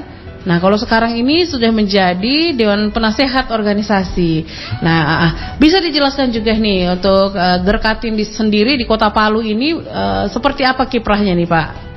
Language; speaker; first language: Indonesian; native; Indonesian